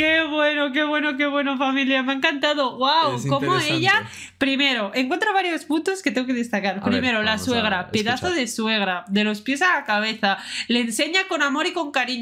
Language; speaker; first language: Spanish; native; Spanish